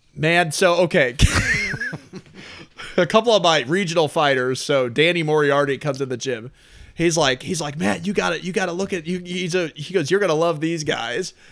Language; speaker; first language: English; native; English